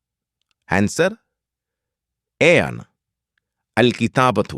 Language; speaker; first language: Arabic; non-native, fluent; Malayalam